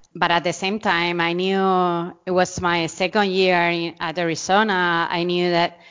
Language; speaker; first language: English; non-native, fluent; Spanish